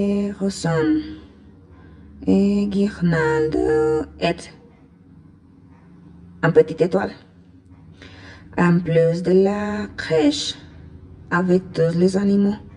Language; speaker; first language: French; non-native, learner; Spanish